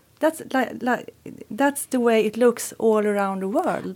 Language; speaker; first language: English; non-native, fluent; Swedish